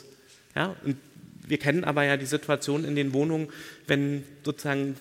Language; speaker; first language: German; native; German